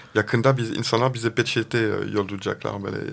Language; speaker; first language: Turkish; non-native, fluent; French